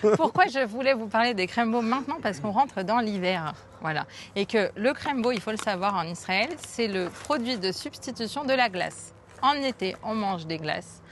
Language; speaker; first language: French; native; French